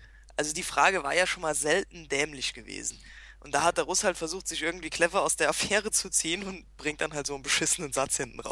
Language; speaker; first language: German; native; German